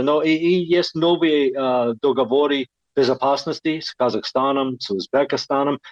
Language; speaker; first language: Russian; non-native, fluent; English